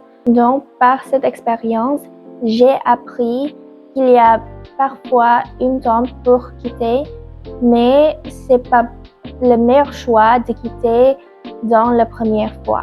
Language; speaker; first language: French; non-native, learner; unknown